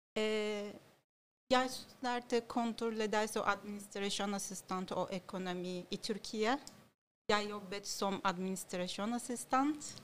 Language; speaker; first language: Norwegian; non-native, learner; Turkish